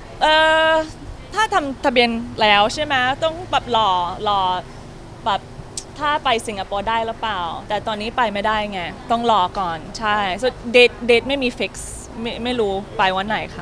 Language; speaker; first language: Thai; non-native, learner; English